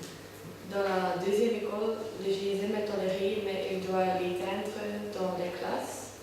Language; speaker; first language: French; non-native, learner; Dutch